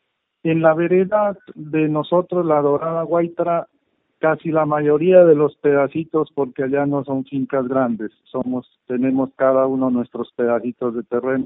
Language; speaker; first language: Spanish; native; Spanish